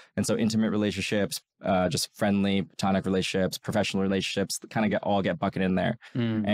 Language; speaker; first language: English; native; English